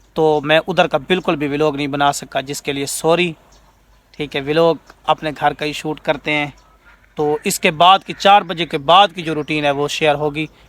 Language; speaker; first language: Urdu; non-native, local second language; Saraiki